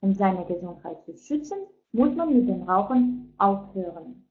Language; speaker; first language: German; non-native, fluent; Russian